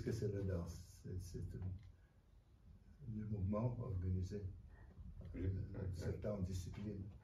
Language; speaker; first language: French; non-native, fluent; Russian